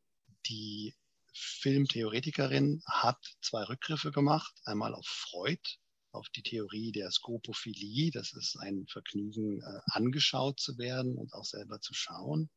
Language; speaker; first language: German; native; German